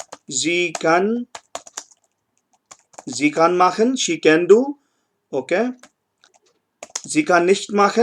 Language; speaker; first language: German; non-native, fluent; Hindi